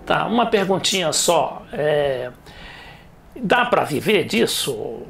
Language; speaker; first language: Portuguese; native; Portuguese